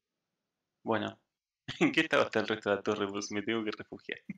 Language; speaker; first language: Spanish; native; Spanish